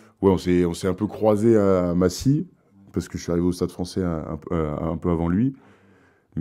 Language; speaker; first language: French; native; French